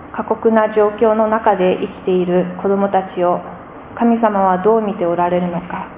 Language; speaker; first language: Japanese; non-native, fluent; English